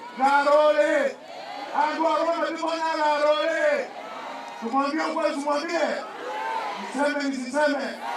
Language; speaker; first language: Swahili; non-native, local second language; Embu